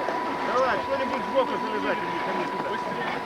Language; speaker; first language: Russian; native; Russian